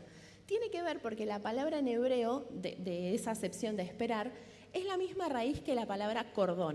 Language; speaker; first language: Spanish; native; Spanish